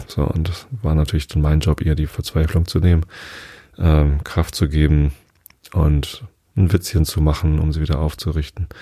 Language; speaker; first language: German; native; German